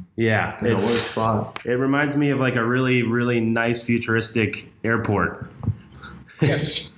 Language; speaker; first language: English; native; English